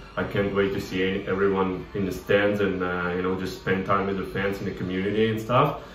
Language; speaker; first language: English; non-native, fluent; Russian